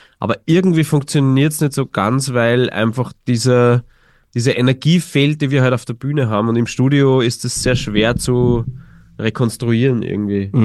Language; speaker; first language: German; native; German